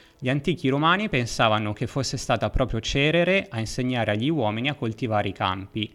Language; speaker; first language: Italian; native; Italian